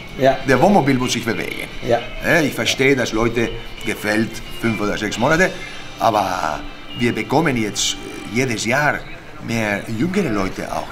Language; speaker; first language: German; non-native, fluent; Spanish